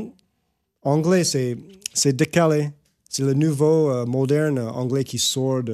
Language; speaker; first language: French; non-native, fluent; English